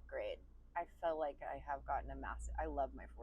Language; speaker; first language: English; native; English